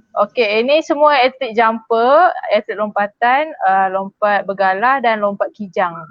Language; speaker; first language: Malay; native; Malay